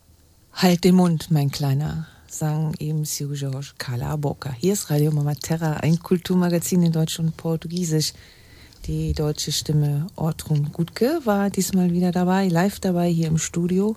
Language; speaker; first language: German; native; German